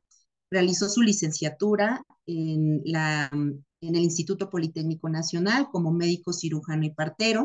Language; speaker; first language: Spanish; native; Spanish